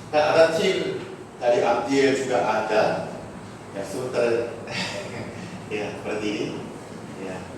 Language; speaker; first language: Indonesian; non-native, fluent; Korean